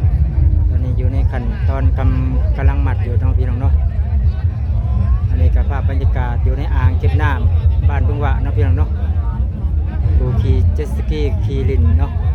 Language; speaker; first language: Thai; non-native, local second language; Lao